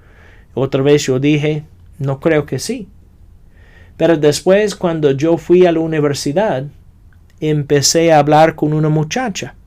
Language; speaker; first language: Spanish; non-native, fluent; English